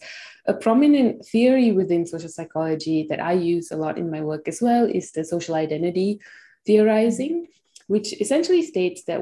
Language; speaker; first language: English; non-native, local second language; Tamil